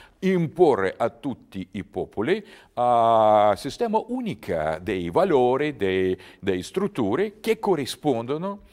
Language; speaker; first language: Italian; non-native, learner; Russian